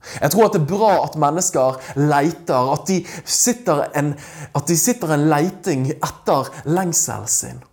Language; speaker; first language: Norwegian; native; Norwegian